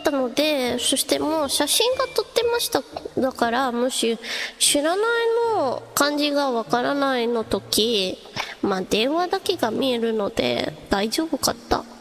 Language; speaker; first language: Japanese; non-native, learner; English